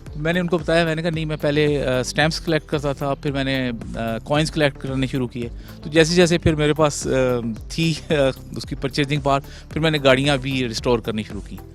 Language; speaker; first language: Urdu; non-native, local second language; Pahari-Potwari